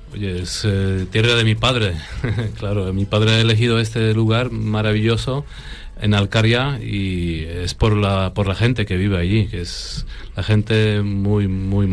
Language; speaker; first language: Spanish; non-native, fluent; Polish